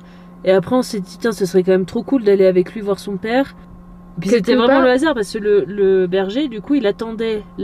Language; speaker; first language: French; native; French